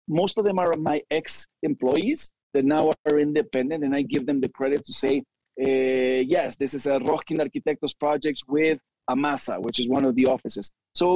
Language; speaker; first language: English; early bilingual, other home language; Spanish